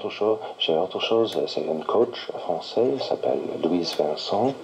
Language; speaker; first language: French; non-native, learner; English